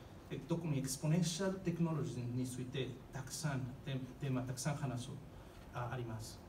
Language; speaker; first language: Japanese; non-native, fluent; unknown